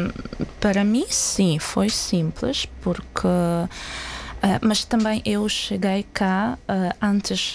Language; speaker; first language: Portuguese; non-native, fluent; Ukrainian